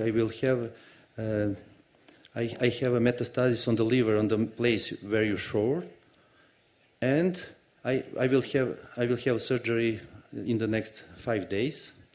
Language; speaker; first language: English; non-native, fluent; Serbian